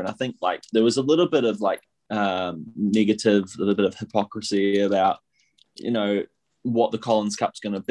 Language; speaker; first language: English; native; English